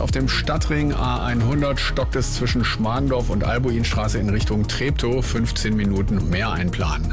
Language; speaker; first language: German; native; German